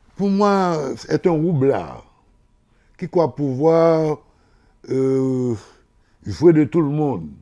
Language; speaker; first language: French; non-native, local second language; Haitian Creole